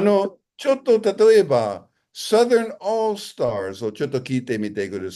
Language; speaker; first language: Japanese; non-native, fluent; English